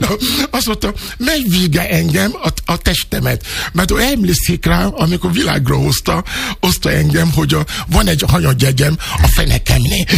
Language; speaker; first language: Hungarian; non-native, learner; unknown